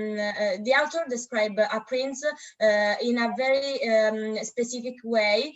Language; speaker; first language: English; non-native, learner; Italian